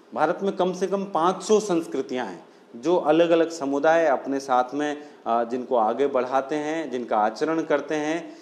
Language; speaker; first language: Hindi; non-native, local second language; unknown